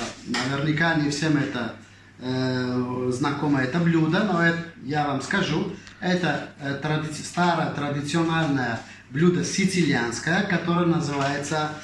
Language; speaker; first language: Russian; non-native, fluent; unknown